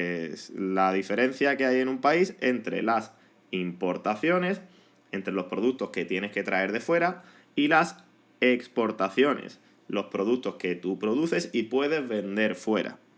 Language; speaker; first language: Spanish; native; Spanish